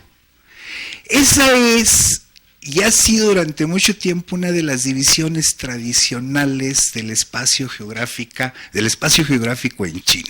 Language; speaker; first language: Spanish; native; Spanish